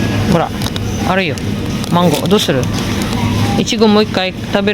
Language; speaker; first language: Japanese; non-native, fluent; Filipino